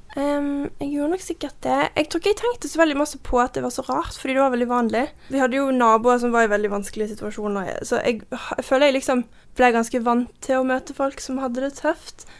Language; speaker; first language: Norwegian; early bilingual, heritage; Norwegian